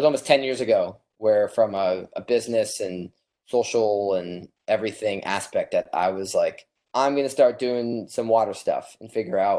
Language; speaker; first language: English; native; English